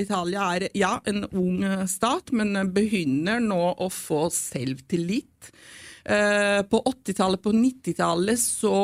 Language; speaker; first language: Norwegian; non-native, fluent; Italian